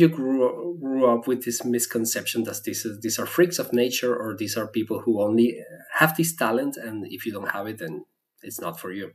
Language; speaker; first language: English; non-native, fluent; Spanish